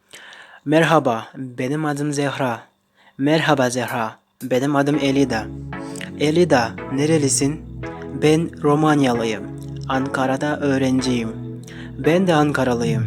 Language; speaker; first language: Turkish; non-native, fluent; Kyrgyz